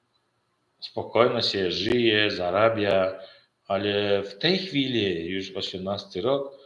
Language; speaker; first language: Polish; non-native, learner; Turkmen